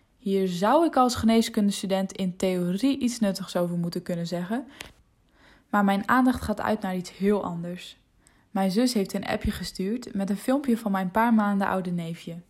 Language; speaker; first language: Dutch; non-native, local second language; Western Frisian